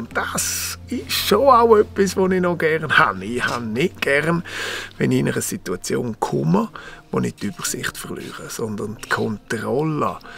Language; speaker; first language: German; non-native, local second language; Romansh